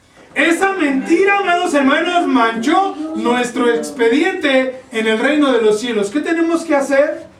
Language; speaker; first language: Spanish; native; Spanish